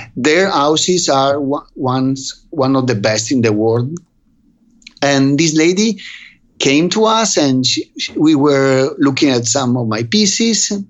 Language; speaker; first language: English; non-native, fluent; Italian